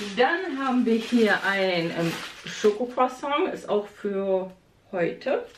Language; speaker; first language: German; early bilingual, other home language; Polish